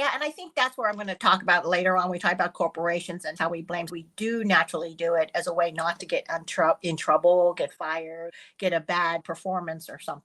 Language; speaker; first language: English; early bilingual, other home language; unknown